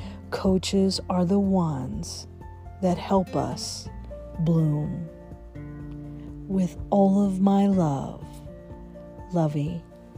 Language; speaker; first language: English; native; English